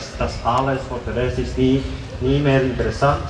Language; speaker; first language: Dutch; non-native, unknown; Georgian